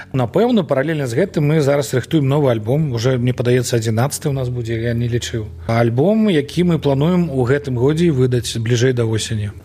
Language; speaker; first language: Belarusian; non-native, local second language; Russian